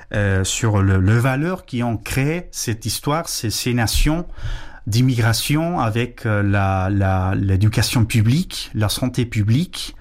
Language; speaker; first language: French; non-native, fluent; Spanish